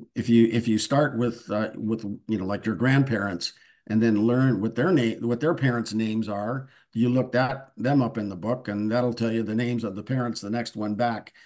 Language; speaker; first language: English; native; English